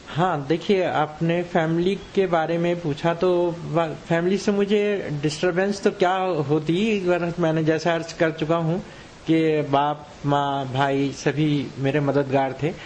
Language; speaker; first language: Urdu; native; Urdu